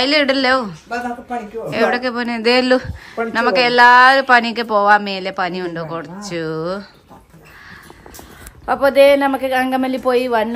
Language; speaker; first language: Malayalam; non-native, learner; Nepali